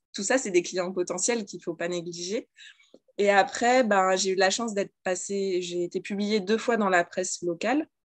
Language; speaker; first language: French; native; French